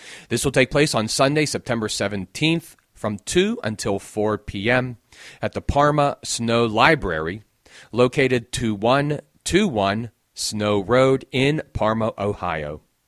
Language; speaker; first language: English; native; English